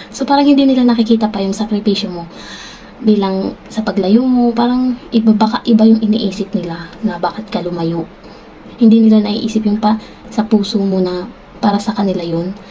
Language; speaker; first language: Filipino; native; Filipino